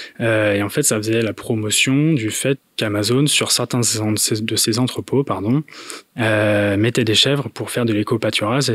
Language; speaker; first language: French; native; French